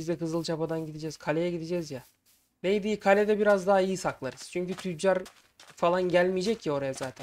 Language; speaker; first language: Turkish; native; Turkish